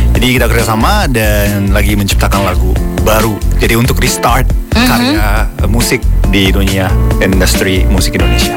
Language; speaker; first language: Indonesian; non-native, fluent; Japanese